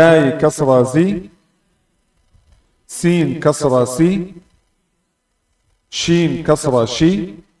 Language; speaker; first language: Arabic; non-native, fluent; Indonesian